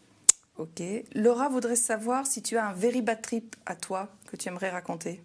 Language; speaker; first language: French; native; French